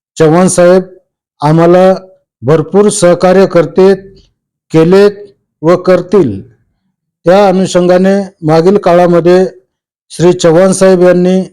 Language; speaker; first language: Marathi; native; Marathi